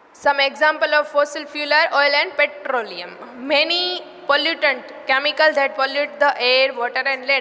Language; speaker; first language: English; non-native, local second language; Gujarati